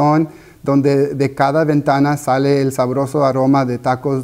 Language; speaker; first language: Spanish; early bilingual, heritage; Spanish